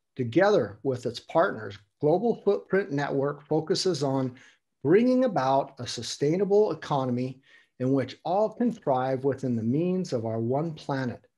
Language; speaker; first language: English; native; English